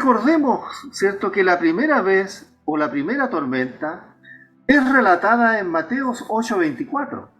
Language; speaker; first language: Spanish; native; Spanish